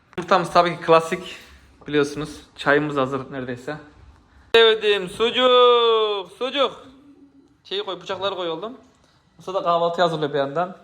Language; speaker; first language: Turkish; native; Turkish